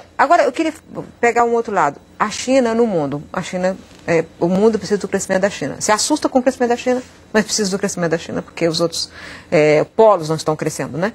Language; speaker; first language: Portuguese; native; Portuguese